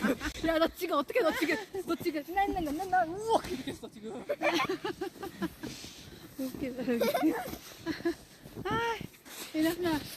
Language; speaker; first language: Korean; early bilingual, other home language; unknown